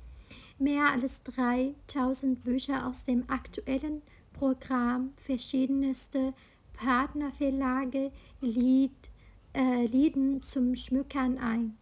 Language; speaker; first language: German; non-native, fluent; Arabic